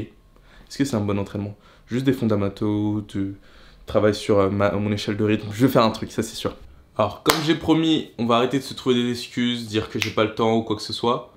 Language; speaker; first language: French; native; French